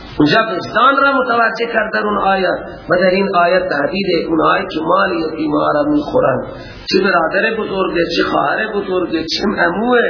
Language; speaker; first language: Persian; non-native, local second language; Baluchi